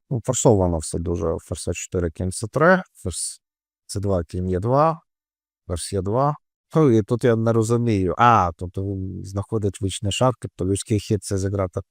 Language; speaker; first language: Ukrainian; non-native, local second language; Russian